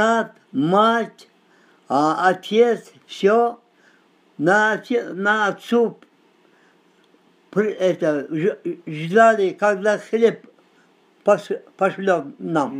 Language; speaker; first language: Russian; non-native, local second language; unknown